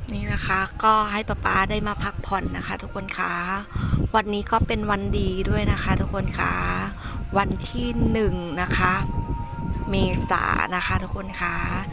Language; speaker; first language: Thai; native; Thai